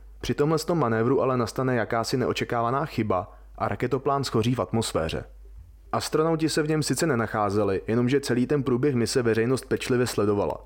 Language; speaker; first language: Czech; native; Czech